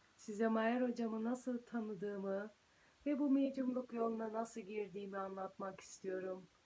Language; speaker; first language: Turkish; early bilingual, heritage; Turkish